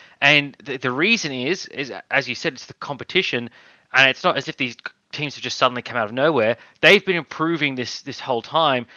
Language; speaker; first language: English; native; English